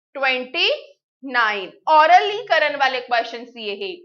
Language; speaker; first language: Hindi; non-native, local second language; Punjabi